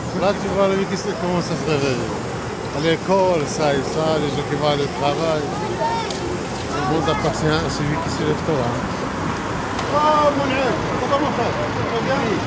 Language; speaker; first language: French; native; French